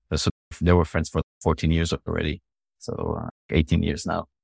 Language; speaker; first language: English; non-native, fluent; Hebrew